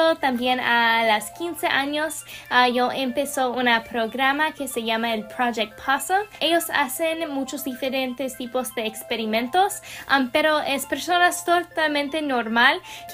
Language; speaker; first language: Spanish; non-native, learner; English